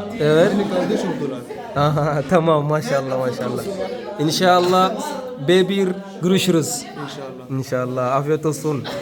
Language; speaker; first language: Turkish; non-native, learner; Arabic